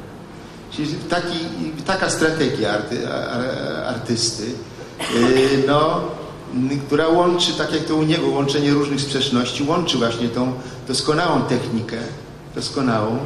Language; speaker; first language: Polish; native; Polish